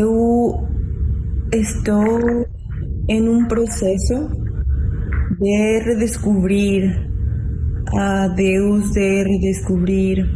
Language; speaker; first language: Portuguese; non-native, learner; Spanish